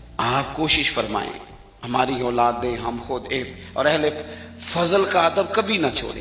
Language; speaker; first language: Urdu; non-native, local second language; Punjabi